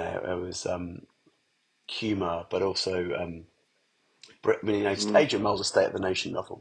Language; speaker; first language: English; native; English